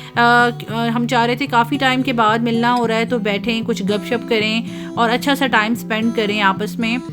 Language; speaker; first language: Urdu; native; Urdu